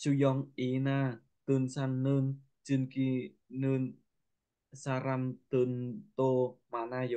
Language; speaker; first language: Korean; non-native, learner; Vietnamese